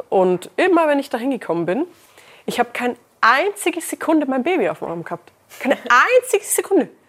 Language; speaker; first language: German; early bilingual, other home language; English